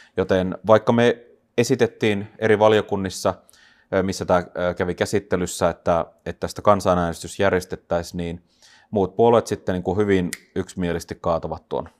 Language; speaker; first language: Finnish; native; Finnish